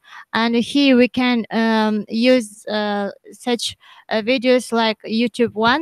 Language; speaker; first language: English; non-native, learner; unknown